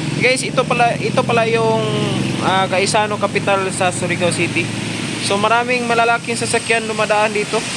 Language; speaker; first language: Filipino; non-native, local second language; Surigaonon